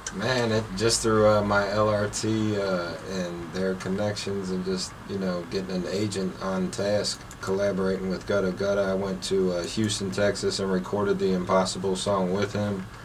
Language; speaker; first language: English; native; English